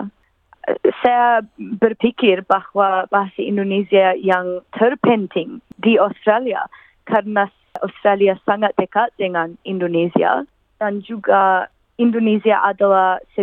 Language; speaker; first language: Indonesian; non-native, fluent; English